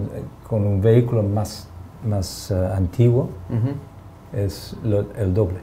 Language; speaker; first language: Spanish; non-native, fluent; English